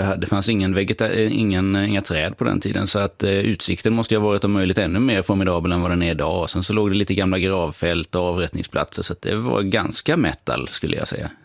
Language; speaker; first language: Swedish; native; Swedish